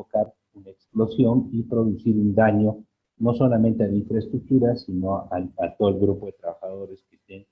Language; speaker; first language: Spanish; native; Spanish